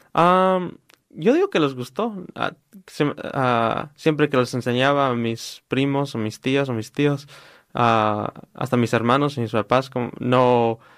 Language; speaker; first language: Spanish; early bilingual, heritage; Spanish